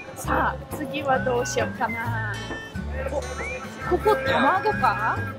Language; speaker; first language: Japanese; non-native, fluent; Russian